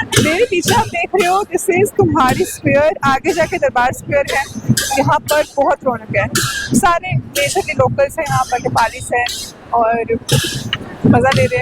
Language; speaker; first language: Hindi; native; Hindi